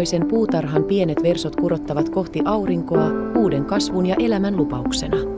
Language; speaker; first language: Finnish; native; Finnish